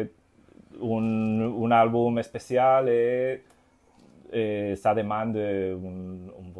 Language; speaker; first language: French; non-native, learner; Spanish